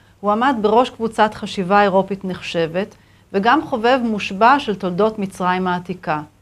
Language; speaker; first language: Hebrew; native; Hebrew